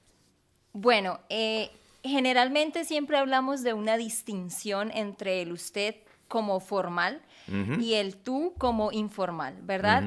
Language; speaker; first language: Spanish; native; Spanish